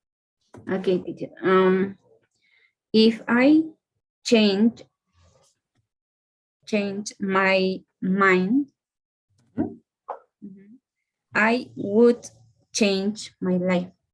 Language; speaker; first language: English; non-native, learner; Spanish